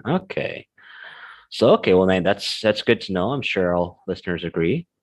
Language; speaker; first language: English; native; English